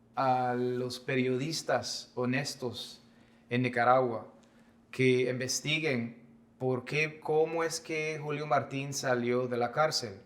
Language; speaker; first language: Spanish; non-native, fluent; English